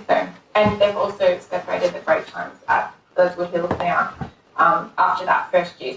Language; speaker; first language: English; native; English